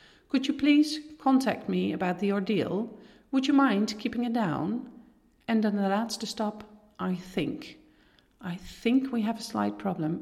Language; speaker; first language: English; non-native, fluent; Dutch